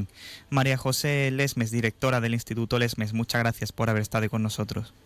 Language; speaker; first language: Spanish; native; Spanish